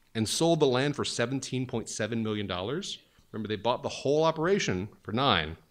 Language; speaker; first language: English; native; English